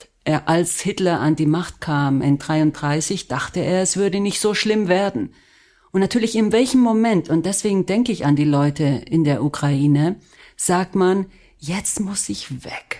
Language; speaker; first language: German; early bilingual, other home language; Spanish